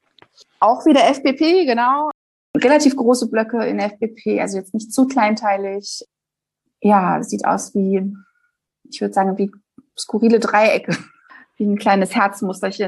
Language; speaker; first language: German; native; German